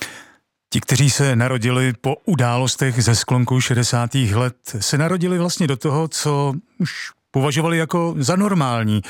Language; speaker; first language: Czech; native; Czech